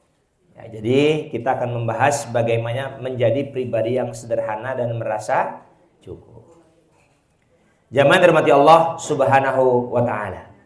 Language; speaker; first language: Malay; non-native, local second language; Javanese